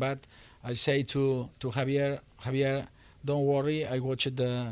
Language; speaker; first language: English; non-native, learner; Spanish